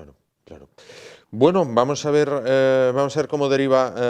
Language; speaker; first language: Spanish; native; Spanish